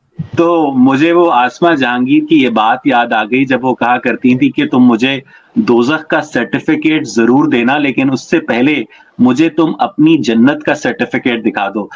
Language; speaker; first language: Urdu; native; Urdu